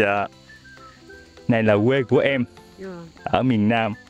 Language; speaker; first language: Vietnamese; native; Vietnamese